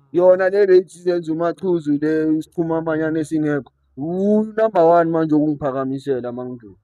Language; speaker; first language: Zulu; native; Zulu